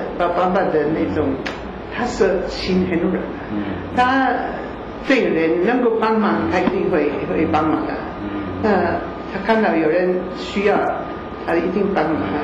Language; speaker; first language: Chinese; non-native, fluent; German